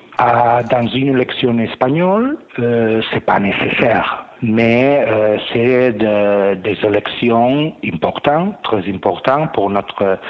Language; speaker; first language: French; non-native, learner; Catalan